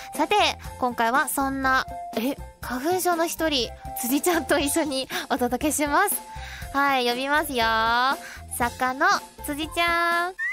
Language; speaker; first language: Japanese; non-native, fluent; Chinese